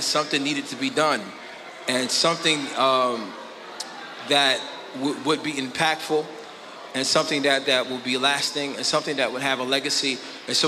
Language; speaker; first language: English; native; English